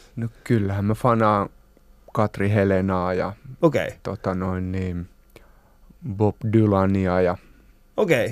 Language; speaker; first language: Finnish; native; Finnish